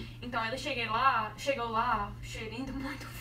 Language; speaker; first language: Portuguese; non-native, learner; English